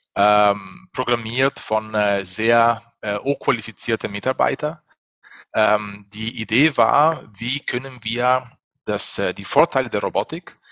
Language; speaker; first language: German; non-native, fluent; Italian